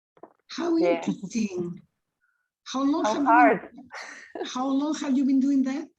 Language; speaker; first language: English; non-native, fluent; Spanish